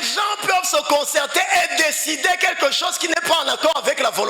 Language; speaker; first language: French; non-native, local second language; Rundi